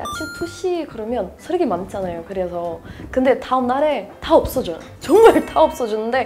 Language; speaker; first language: Korean; non-native, learner; English